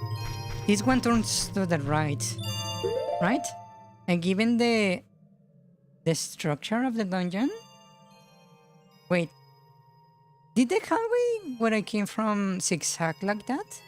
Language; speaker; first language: English; non-native, fluent; Spanish